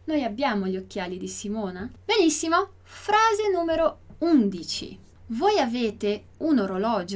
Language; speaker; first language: Italian; non-native, fluent; Portuguese